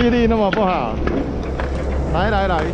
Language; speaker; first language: Chinese; native; Chinese